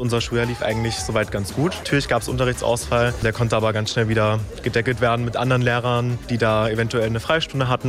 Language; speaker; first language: German; native; German